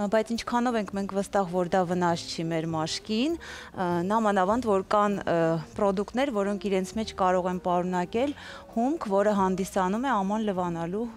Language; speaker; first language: Armenian; native; Armenian